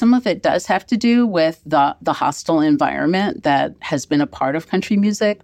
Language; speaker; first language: English; native; English